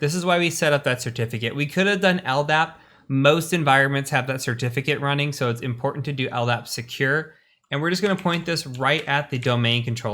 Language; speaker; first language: English; native; English